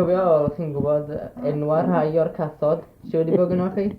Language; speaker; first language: Welsh; native; Welsh